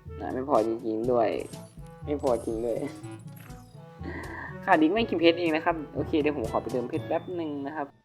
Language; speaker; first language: Thai; native; Thai